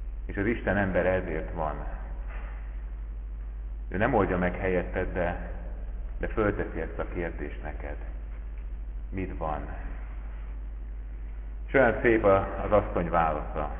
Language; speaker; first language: Hungarian; native; Hungarian